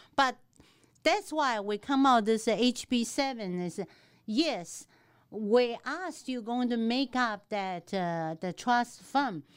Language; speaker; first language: English; non-native, fluent; Chinese